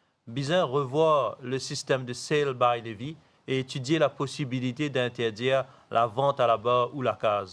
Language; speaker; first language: French; non-native, local second language; Morisyen